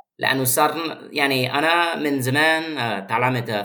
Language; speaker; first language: Arabic; non-native, fluent; English